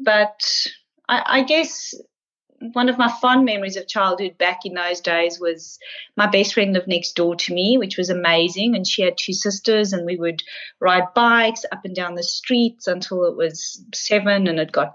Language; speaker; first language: English; native; English